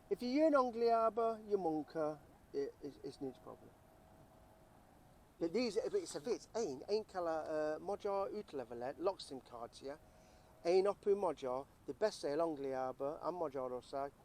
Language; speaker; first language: Hungarian; early bilingual, heritage; English